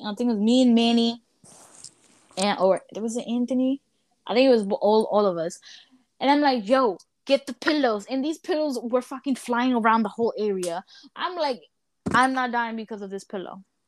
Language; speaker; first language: English; early bilingual, other home language; Spanish